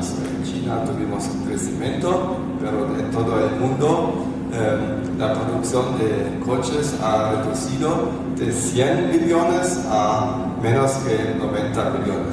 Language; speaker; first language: Spanish; non-native, fluent; German